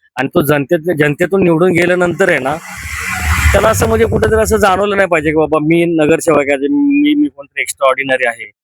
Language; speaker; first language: Marathi; native; Marathi